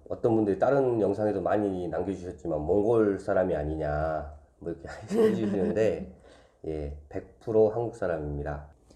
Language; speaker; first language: Korean; native; Korean